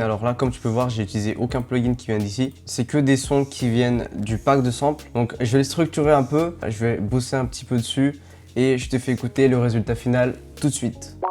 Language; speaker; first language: French; native; French